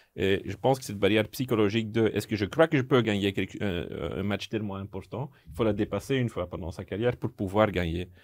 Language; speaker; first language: French; non-native, local second language; Dutch